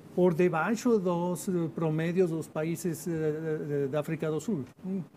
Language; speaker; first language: Portuguese; non-native, learner; Spanish